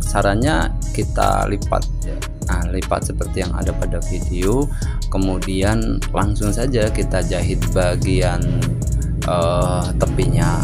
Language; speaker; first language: Indonesian; native; Indonesian